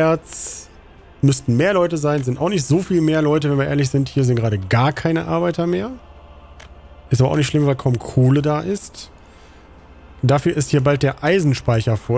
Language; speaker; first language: German; native; German